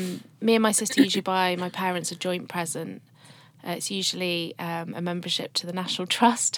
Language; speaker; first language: English; native; English